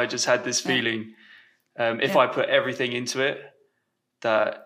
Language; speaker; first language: English; native; English